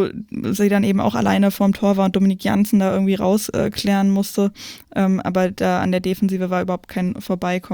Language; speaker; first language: German; native; German